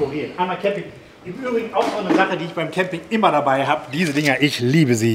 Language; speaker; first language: German; native; German